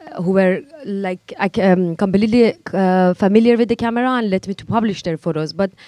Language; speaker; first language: English; non-native, fluent; Persian